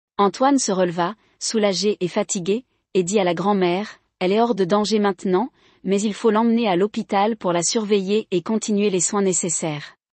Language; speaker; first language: French; non-native, local second language; Arabic